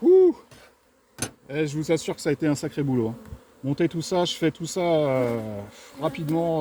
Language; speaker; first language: French; native; French